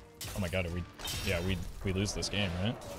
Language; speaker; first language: English; native; English